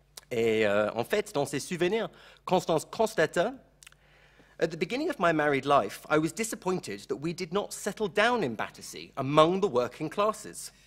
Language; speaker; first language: English; native; English